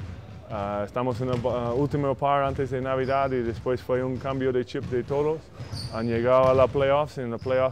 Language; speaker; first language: Spanish; non-native, fluent; English